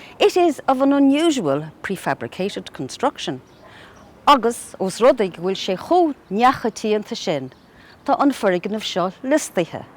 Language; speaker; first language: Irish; non-native, local second language; English